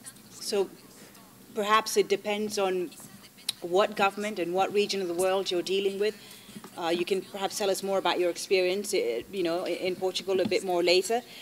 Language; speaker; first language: English; non-native, fluent; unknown